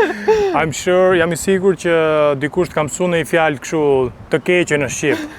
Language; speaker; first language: Albanian; native; Albanian